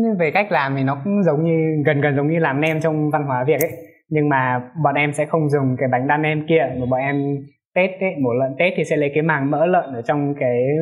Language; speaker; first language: Vietnamese; non-native, local second language; Hmong